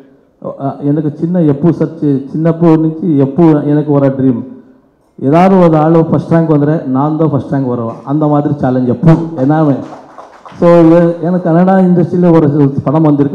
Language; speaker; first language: Tamil; non-native, learner; Kannada